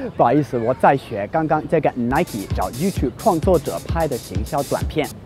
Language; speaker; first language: Chinese; non-native, fluent; English